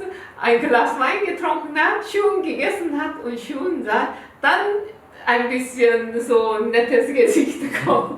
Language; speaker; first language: German; non-native, learner; Korean